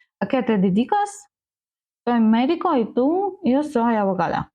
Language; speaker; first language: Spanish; non-native, learner; Ukrainian